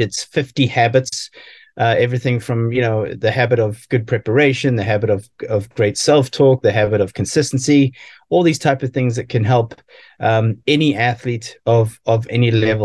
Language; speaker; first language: English; native; English